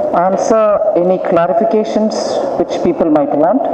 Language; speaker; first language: English; non-native, local second language; Tamil